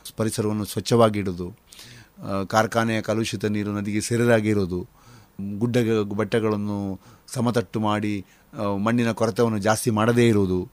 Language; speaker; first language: Kannada; non-native, local second language; Konkani